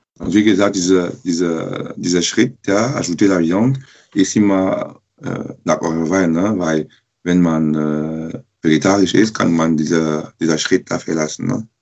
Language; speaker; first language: German; non-native, learner; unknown